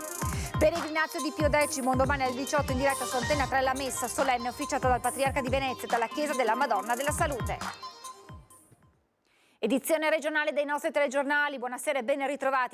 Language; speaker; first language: Italian; native; Italian